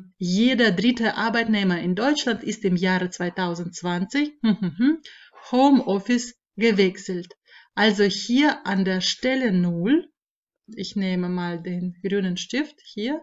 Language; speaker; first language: German; non-native, fluent; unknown